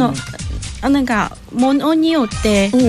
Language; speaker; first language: Japanese; non-native, fluent; Chinese